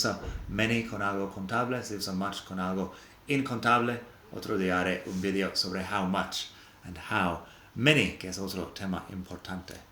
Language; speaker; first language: Spanish; non-native, fluent; English